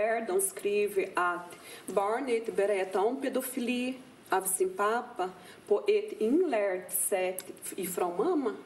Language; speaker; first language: Swedish; non-native, fluent; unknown